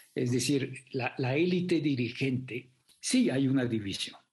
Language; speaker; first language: Spanish; non-native, fluent; French